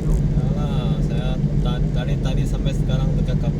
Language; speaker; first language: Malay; non-native, local second language; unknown